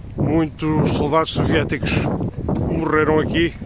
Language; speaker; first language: Portuguese; native; Portuguese